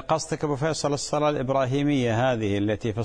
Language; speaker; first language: Arabic; native; Arabic